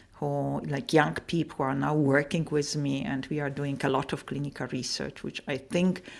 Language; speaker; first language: English; non-native, fluent; Polish